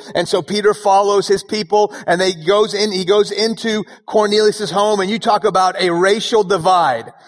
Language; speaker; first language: English; early bilingual, other home language; Persian